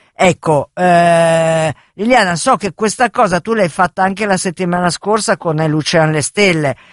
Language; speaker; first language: Italian; native; Italian